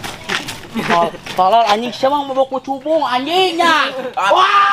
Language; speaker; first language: Indonesian; non-native, local second language; Sundanese